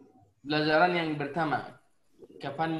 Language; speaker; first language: Indonesian; non-native, fluent; Arabic